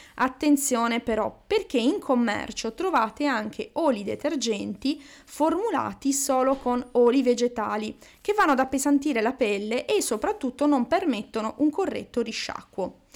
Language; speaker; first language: Italian; native; Italian